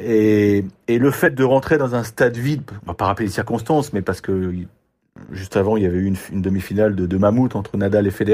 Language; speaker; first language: French; native; French